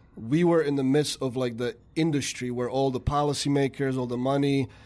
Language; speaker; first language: English; early bilingual, other home language; Slovak